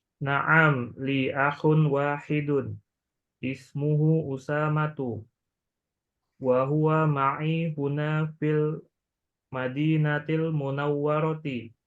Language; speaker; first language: Arabic; non-native, learner; Indonesian